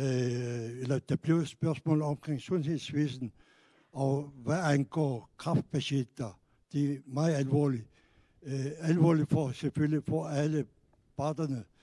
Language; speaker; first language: Danish; non-native, local second language; Kalaallisut